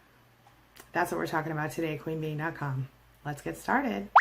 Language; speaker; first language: English; native; English